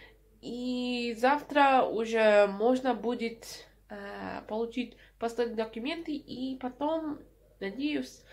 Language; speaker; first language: Russian; non-native, fluent; English